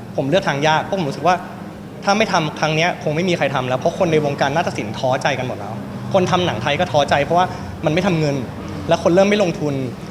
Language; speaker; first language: Thai; native; Thai